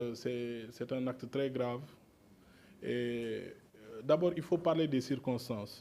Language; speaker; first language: French; non-native, local second language; Wolof